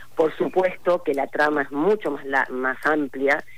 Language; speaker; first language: Spanish; native; Spanish